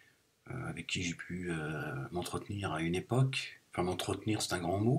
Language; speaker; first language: French; native; French